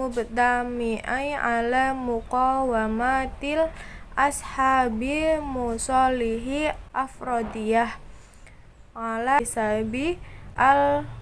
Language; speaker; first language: Arabic; non-native, learner; Indonesian